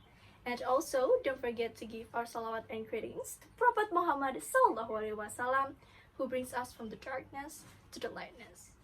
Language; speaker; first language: English; non-native, learner; Indonesian